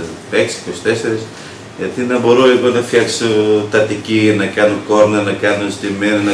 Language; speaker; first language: Greek; non-native, learner; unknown